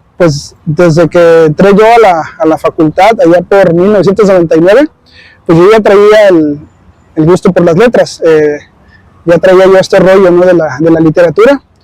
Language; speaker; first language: Spanish; early bilingual, heritage; Spanish